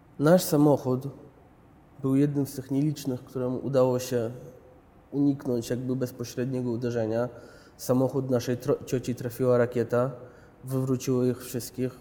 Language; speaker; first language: Polish; early bilingual, other home language; Chechen